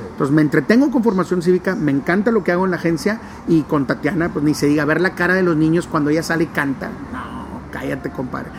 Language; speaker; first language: Spanish; non-native, local second language; English